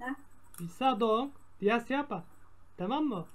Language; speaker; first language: Indonesian; non-native, learner; Turkish